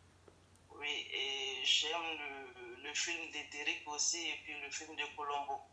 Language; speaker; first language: French; non-native, fluent; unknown